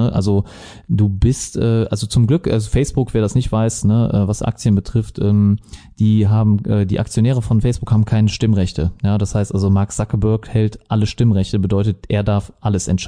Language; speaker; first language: German; native; German